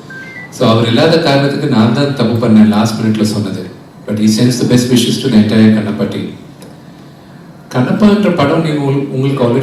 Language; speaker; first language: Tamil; non-native, local second language; Telugu